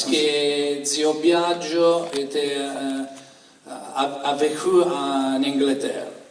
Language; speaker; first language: French; non-native, learner; Italian